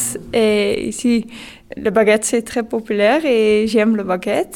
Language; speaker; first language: French; non-native, learner; Dutch